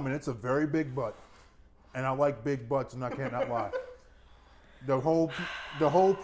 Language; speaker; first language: English; native; English